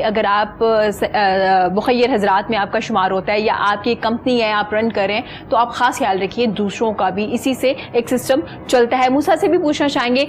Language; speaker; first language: Urdu; native; Urdu